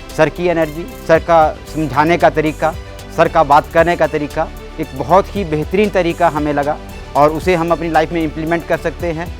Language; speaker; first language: Hindi; native; Hindi